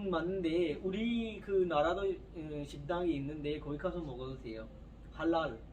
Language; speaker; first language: Korean; non-native, learner; Urdu